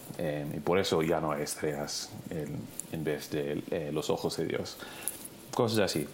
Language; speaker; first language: Spanish; non-native, fluent; English